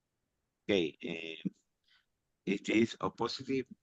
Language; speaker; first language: English; non-native, learner; Spanish